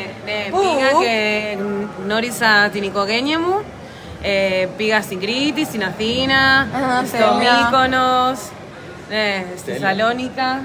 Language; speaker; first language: Greek; early bilingual, heritage; Greek